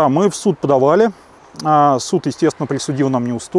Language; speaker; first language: Russian; native; Russian